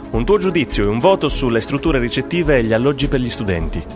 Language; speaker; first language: Italian; native; Italian